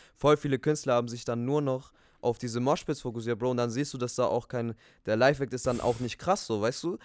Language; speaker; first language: German; early bilingual, other home language; Spanish